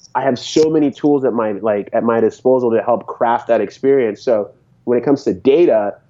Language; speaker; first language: English; native; English